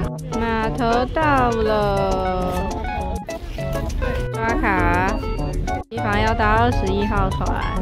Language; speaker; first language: Chinese; native; Chinese